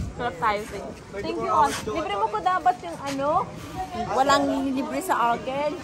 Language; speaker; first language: Filipino; non-native, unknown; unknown